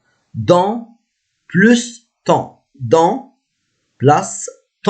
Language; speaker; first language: French; non-native, learner; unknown